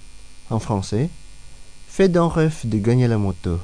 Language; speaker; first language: French; non-native, fluent; Indonesian